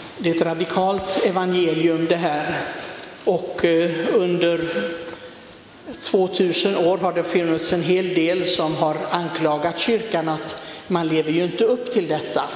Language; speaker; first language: Swedish; non-native, fluent; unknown